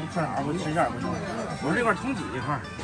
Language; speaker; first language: Chinese; native; Chinese